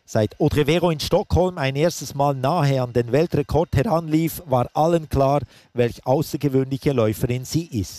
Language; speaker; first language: German; native; German